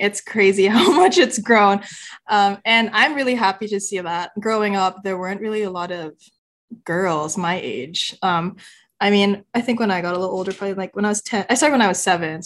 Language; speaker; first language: English; non-native, local second language; Filipino